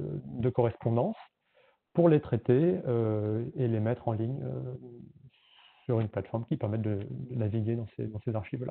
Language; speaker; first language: French; native; French